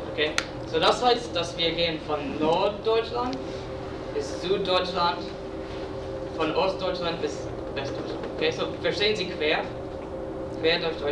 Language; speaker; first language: German; non-native, fluent; English